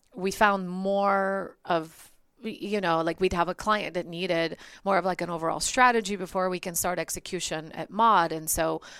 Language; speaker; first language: English; early bilingual, other home language; Bulgarian